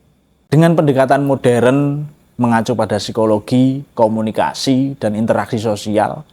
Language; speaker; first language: Indonesian; native; Indonesian